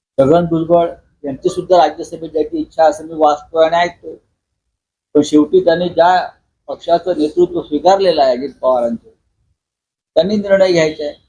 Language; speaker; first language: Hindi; non-native, local second language; Marathi